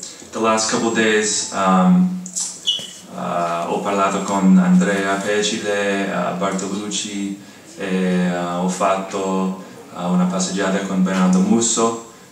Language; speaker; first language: Italian; non-native, learner; English